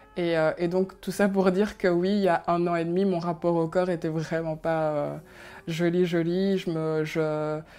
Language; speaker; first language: French; early bilingual, other home language; Kinyarwanda